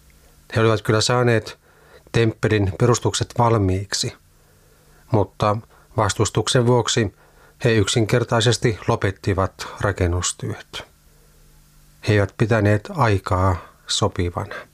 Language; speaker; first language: Finnish; native; Finnish